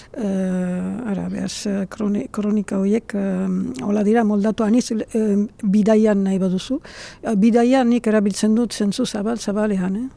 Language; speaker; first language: Basque; native; Basque